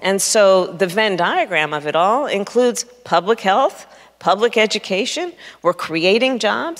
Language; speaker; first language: English; native; English